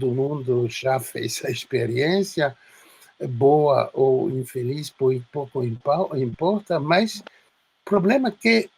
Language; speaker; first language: Portuguese; non-native, fluent; French